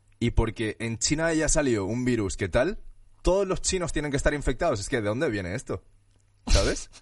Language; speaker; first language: Spanish; early bilingual, other home language; Chinese